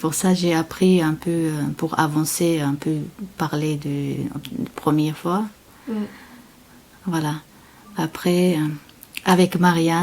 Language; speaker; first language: French; non-native, learner; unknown